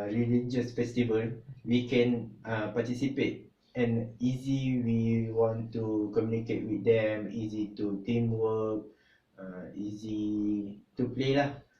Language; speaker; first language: English; non-native, local second language; Malay